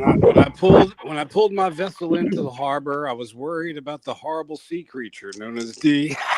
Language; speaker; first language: English; native; English